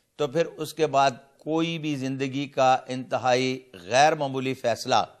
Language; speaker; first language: Urdu; non-native, local second language; Punjabi